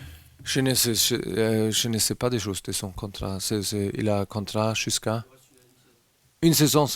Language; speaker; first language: French; non-native, learner; German